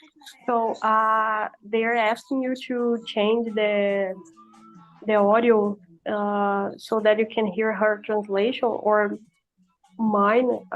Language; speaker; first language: English; non-native, fluent; Portuguese